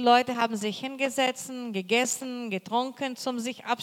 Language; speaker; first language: German; non-native, fluent; Portuguese